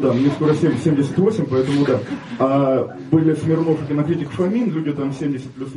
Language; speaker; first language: Russian; native; Russian